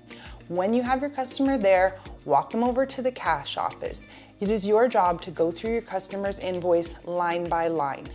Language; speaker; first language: English; native; English